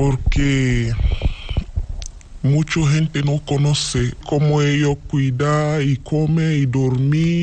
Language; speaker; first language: Spanish; non-native, learner; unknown